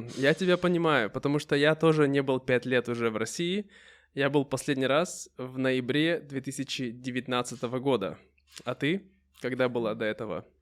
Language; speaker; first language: Russian; native; Russian